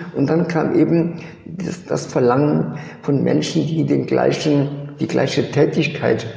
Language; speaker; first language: German; early bilingual, other home language; French